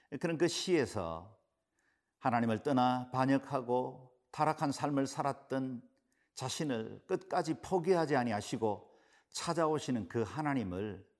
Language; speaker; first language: Korean; native; Korean